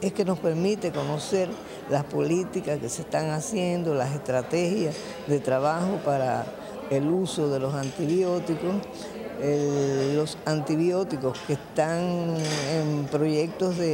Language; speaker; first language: Spanish; native; Spanish